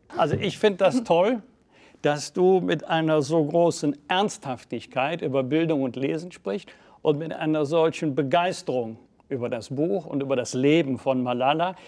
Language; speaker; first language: German; native; German